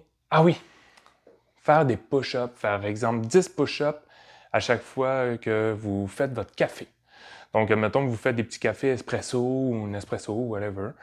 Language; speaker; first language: French; native; French